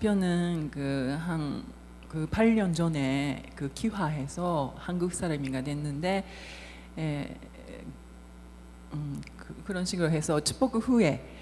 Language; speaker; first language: Korean; non-native, fluent; Japanese